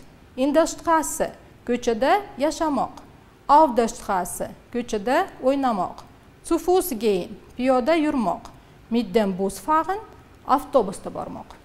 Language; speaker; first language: German; non-native, fluent; Uzbek